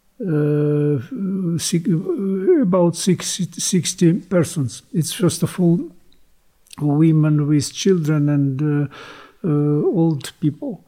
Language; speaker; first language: English; non-native, learner; Ukrainian